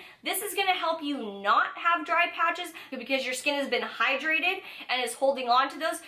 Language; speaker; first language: English; native; English